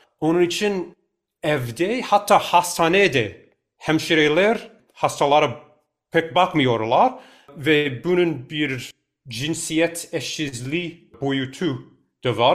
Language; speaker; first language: Turkish; non-native, fluent; English